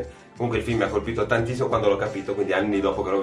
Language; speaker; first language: Italian; native; Italian